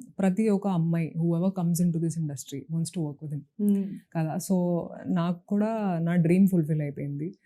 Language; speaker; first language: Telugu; non-native, local second language; Hindi